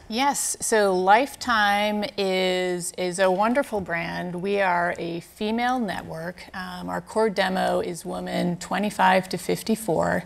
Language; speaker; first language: English; native; English